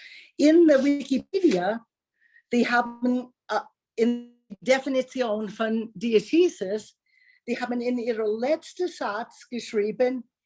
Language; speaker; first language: German; non-native, learner; English